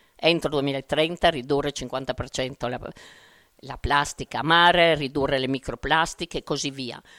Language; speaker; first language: Italian; native; Italian